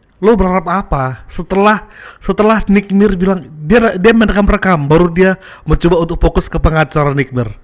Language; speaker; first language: Indonesian; native; Indonesian